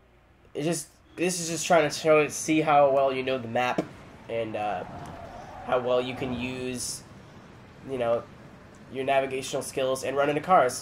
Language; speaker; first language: English; native; English